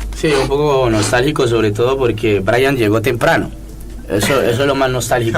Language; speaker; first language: Spanish; native; Spanish